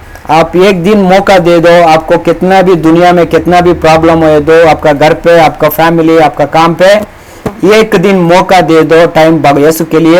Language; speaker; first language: Hindi; early bilingual, heritage; Hindi